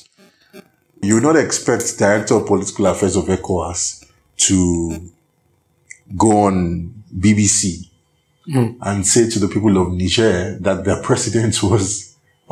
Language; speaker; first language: English; non-native, local second language; Yoruba